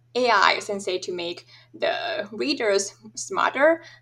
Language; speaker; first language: English; non-native, fluent; Thai